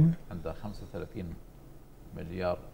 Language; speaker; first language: Arabic; native; Arabic